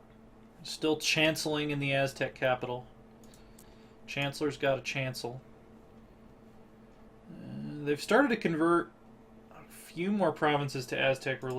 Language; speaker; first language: English; native; English